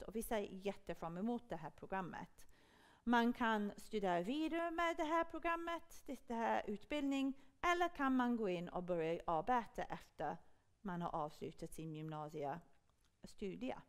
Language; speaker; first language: Swedish; non-native, fluent; English